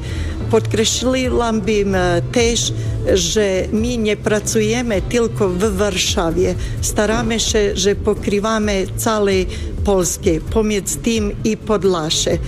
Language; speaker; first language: Polish; non-native, fluent; Bosnian